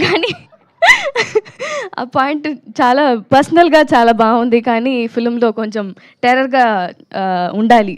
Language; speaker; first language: Telugu; non-native, learner; Tamil